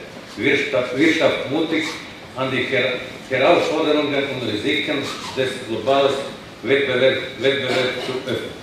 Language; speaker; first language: German; non-native, fluent; Croatian